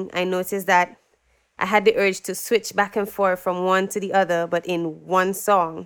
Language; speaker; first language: English; native; English